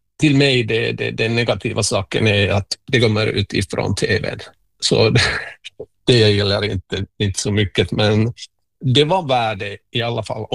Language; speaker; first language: Swedish; non-native, local second language; Finnish